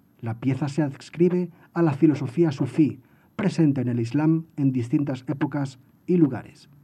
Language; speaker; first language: Spanish; native; Spanish